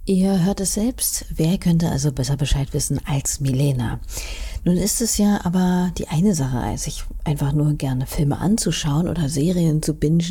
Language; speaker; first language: German; native; German